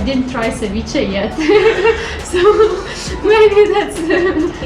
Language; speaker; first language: English; non-native, fluent; Ukrainian